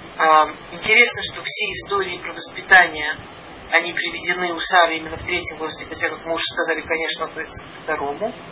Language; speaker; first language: Russian; early bilingual, heritage; Russian